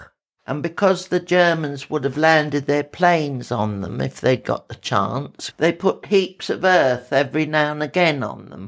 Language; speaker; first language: English; native; English